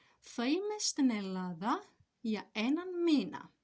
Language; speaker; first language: Greek; non-native, fluent; Turkish